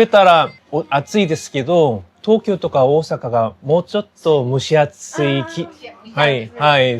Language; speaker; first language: Japanese; non-native, fluent; Korean